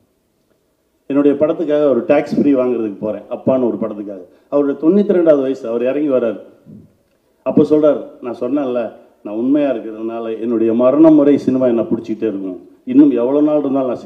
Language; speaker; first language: Tamil; native; Tamil